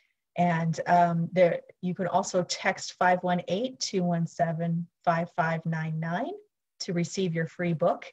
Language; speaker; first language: English; native; English